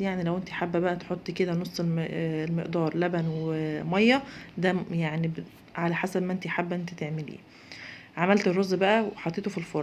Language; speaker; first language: Arabic; native; Arabic